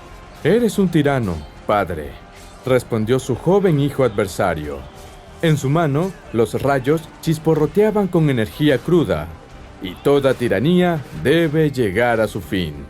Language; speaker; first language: Spanish; native; Spanish